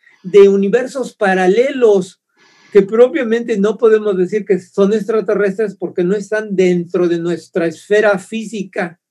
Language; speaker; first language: Spanish; native; Spanish